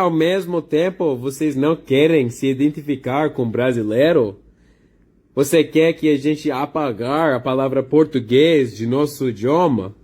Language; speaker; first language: Portuguese; non-native, learner; English